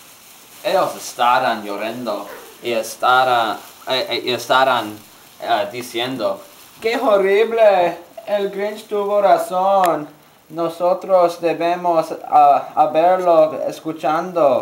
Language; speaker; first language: Spanish; non-native, learner; English